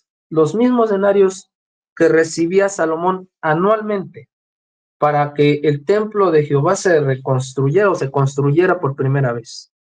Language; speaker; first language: Spanish; native; Spanish